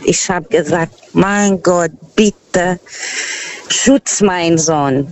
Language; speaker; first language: German; non-native, fluent; Portuguese